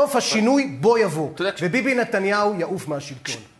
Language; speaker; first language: Hebrew; native; Hebrew